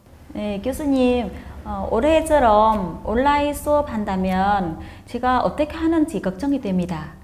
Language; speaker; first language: Korean; non-native, fluent; Vietnamese